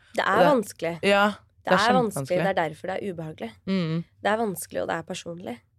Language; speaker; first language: Norwegian; early bilingual, other home language; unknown